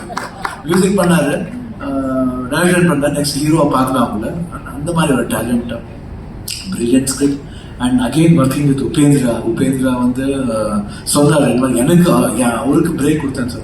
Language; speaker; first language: Tamil; non-native, local second language; Kannada